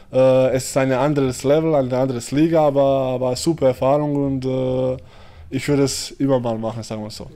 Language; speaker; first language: German; early bilingual, other home language; Bosnian